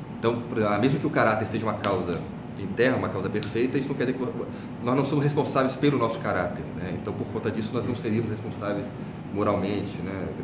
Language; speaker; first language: Portuguese; native; Portuguese